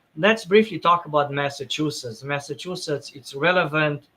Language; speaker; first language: English; non-native, fluent; Romanian